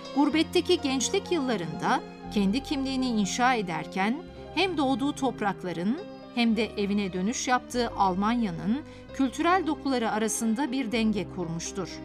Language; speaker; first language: Turkish; native; Turkish